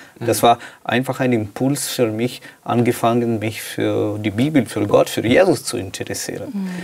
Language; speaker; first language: German; non-native, fluent; Russian